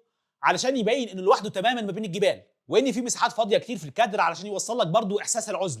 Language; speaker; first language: Arabic; native; Arabic